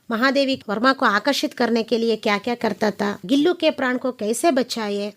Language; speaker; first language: Hindi; non-native, local second language; Kannada